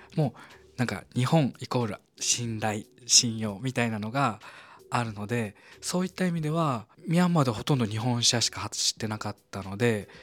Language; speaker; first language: Japanese; native; Japanese